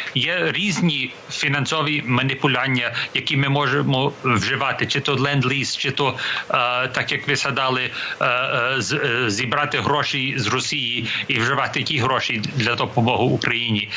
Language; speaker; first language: Ukrainian; early bilingual, heritage; English